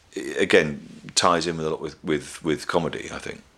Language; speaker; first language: English; native; English